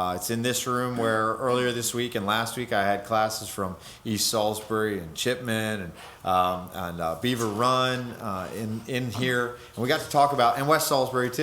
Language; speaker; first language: English; native; English